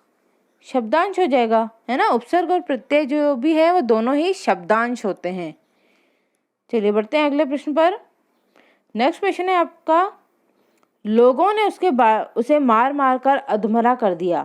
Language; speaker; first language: Hindi; native; Hindi